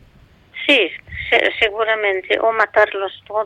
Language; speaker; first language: Spanish; non-native, fluent; Arabic